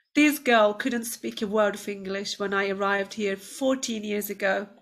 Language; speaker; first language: English; non-native, fluent; Turkish